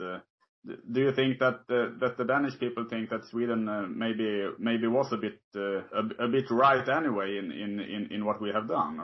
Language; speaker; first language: English; non-native, fluent; Swedish